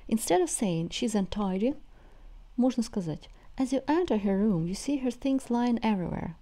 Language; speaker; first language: English; non-native, fluent; Russian